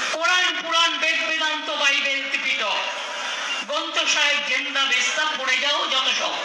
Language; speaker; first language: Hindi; non-native, local second language; Bangla